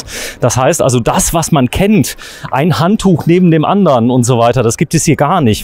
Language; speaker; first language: German; native; German